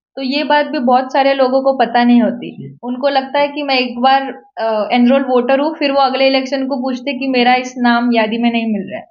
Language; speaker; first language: Hindi; non-native, local second language; Marathi